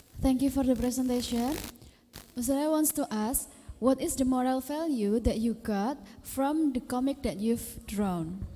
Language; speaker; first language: English; non-native, fluent; Indonesian